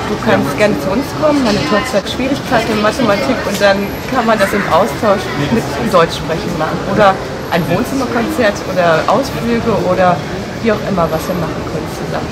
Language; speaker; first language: German; native; German